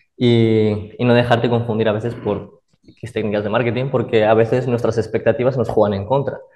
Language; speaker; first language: Spanish; early bilingual, other home language; Arabic